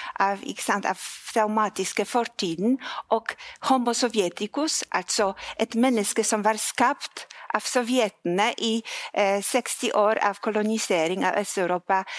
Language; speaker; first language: Norwegian; non-native, fluent; Polish